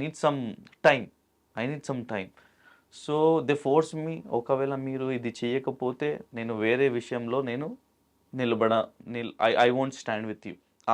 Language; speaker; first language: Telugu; non-native, local second language; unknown